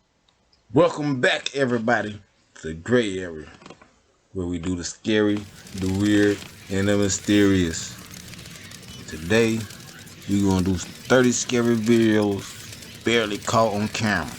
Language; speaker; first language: English; native; English